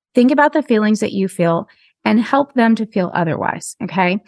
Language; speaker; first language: English; native; English